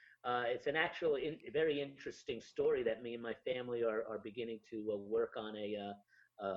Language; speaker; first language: English; native; English